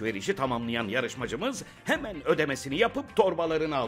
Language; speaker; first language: Turkish; native; Turkish